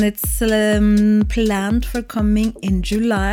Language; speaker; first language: English; non-native, fluent; Norwegian